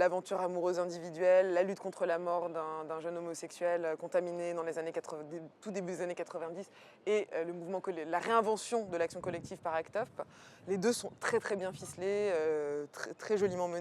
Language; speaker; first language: French; native; French